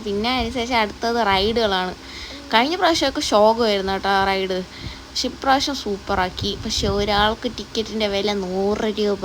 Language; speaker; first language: Malayalam; native; Malayalam